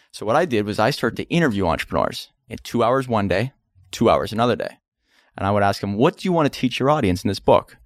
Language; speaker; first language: English; native; English